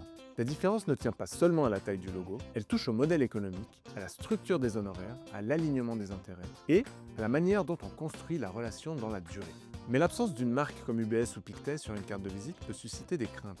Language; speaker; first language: French; native; French